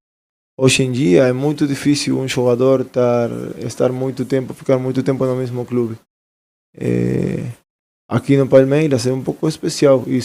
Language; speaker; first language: Portuguese; non-native, fluent; Spanish